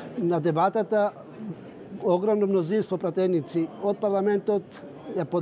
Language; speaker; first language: Macedonian; non-native, local second language; Albanian